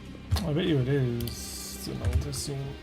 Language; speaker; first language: English; native; English